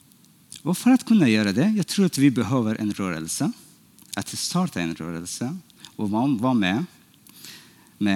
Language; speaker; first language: Swedish; non-native, fluent; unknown